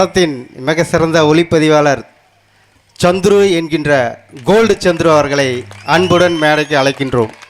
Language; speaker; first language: Tamil; native; Tamil